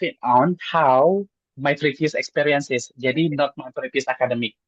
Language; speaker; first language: English; non-native, fluent; Indonesian